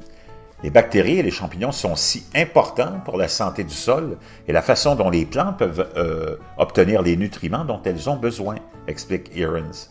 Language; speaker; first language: French; native; French